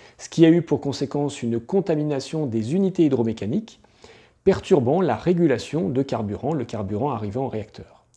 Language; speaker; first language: French; native; French